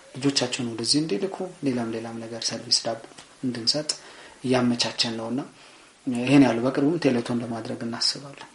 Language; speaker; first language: Amharic; non-native, local second language; Tigrinya